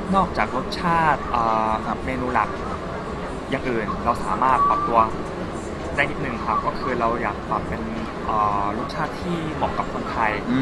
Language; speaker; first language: Thai; non-native, fluent; Korean